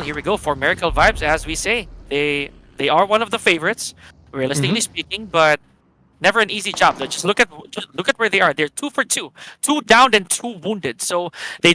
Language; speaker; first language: English; non-native, local second language; Filipino